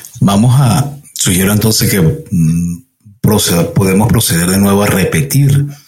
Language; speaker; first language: Spanish; native; Spanish